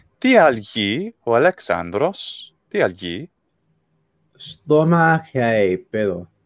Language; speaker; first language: Greek; non-native, fluent; English